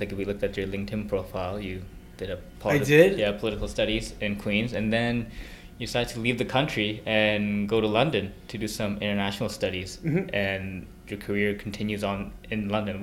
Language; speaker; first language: English; non-native, local second language; Korean